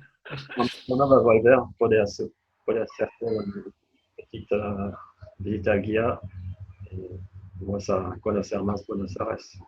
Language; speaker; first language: Spanish; non-native, fluent; French